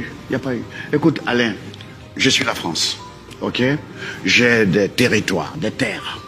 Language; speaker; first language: French; non-native, local second language; Dyula